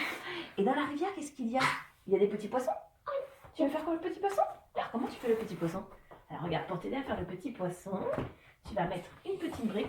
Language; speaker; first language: French; native; French